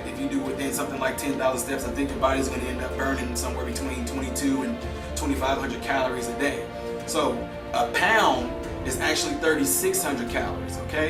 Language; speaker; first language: English; native; English